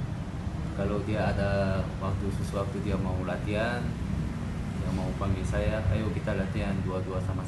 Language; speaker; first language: Indonesian; non-native, fluent; Korean